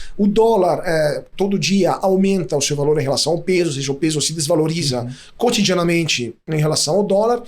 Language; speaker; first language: Portuguese; non-native, fluent; Italian